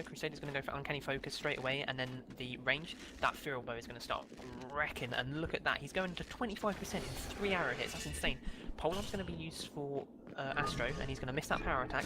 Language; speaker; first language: English; native; English